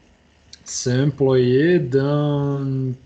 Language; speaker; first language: French; non-native, learner; Portuguese